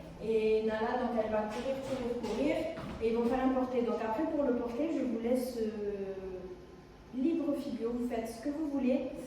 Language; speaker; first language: French; native; French